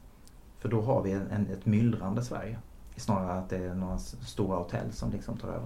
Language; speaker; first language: Swedish; native; Swedish